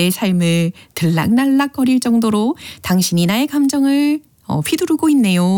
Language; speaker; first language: Korean; native; Korean